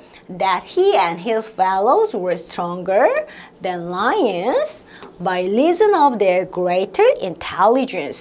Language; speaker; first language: English; non-native, fluent; Korean